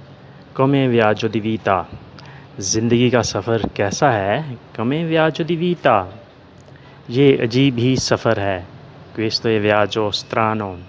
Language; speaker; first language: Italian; non-native, learner; Urdu